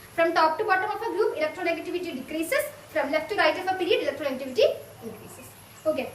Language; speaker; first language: English; non-native, local second language; Malayalam